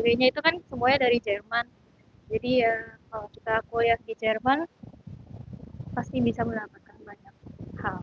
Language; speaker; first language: Indonesian; native; Indonesian